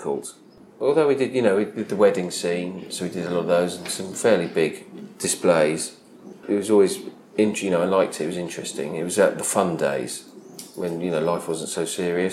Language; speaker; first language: English; native; English